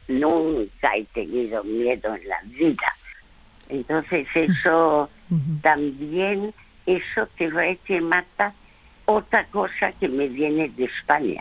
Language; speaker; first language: Spanish; early bilingual, other home language; French